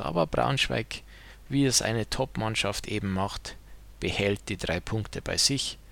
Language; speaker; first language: German; native; German